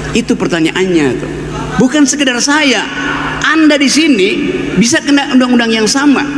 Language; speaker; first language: Indonesian; native; Indonesian